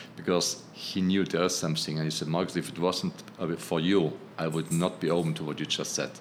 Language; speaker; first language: English; non-native, fluent; German